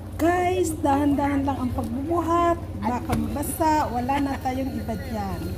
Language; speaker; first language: Filipino; non-native, local second language; Bikol